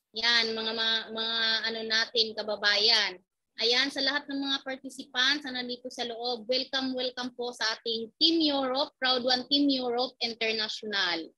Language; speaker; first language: Filipino; native; Filipino